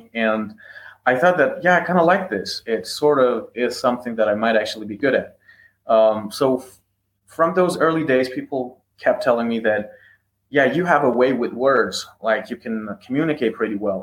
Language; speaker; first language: English; non-native, fluent; Persian